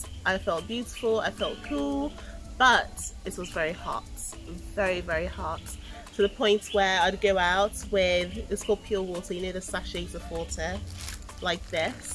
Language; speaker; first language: English; non-native, local second language; Akan